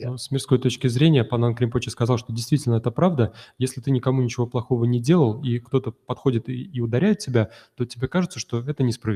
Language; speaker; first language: Russian; native; Russian